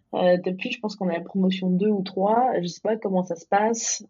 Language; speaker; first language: French; native; French